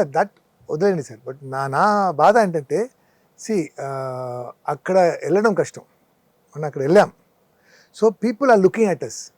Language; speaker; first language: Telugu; non-native, local second language; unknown